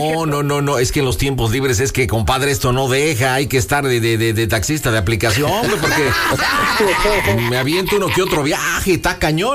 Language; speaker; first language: Spanish; native; Spanish